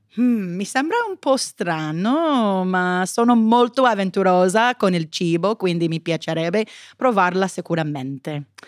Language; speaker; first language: Italian; non-native, fluent; English